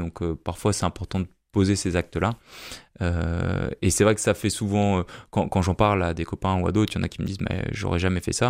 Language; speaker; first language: French; native; French